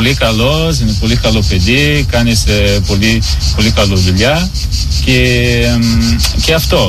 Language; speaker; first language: Greek; non-native, learner; Portuguese